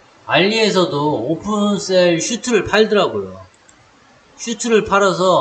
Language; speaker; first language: Korean; native; Korean